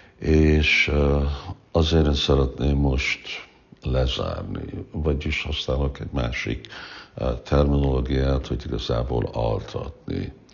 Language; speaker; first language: Hungarian; early bilingual, heritage; Hungarian